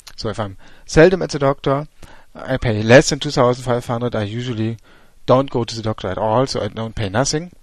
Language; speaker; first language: English; non-native, fluent; German